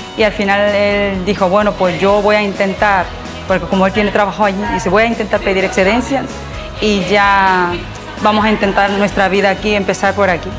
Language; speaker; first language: Spanish; early bilingual, other home language; Korean